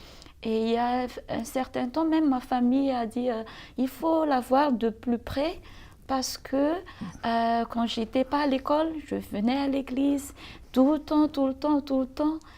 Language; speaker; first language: French; non-native, local second language; Malagasy